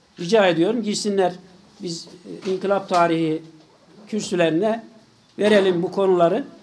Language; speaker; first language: Turkish; native; Turkish